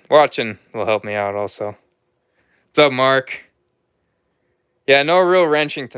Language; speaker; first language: English; native; English